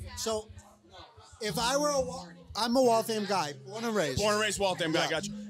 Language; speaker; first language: English; native; English